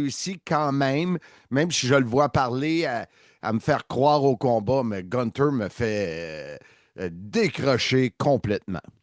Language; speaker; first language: French; native; French